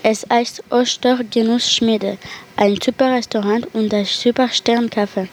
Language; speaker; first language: German; non-native, learner; French